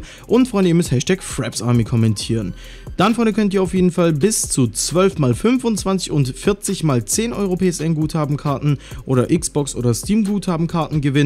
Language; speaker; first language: German; native; German